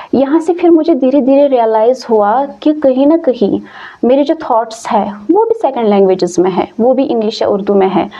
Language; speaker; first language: Urdu; non-native, local second language; Kashmiri